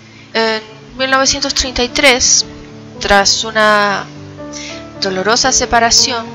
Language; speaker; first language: Spanish; native; Spanish